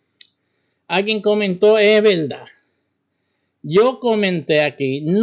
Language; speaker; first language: Spanish; early bilingual, heritage; Spanish